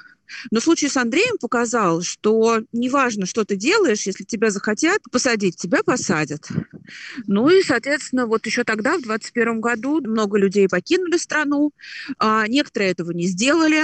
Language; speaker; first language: Russian; native; Russian